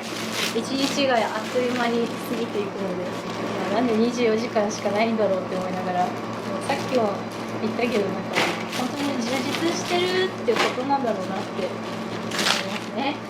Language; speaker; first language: Japanese; native; Japanese